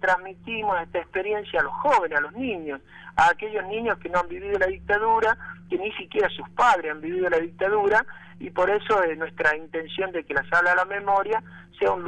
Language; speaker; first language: Spanish; native; Spanish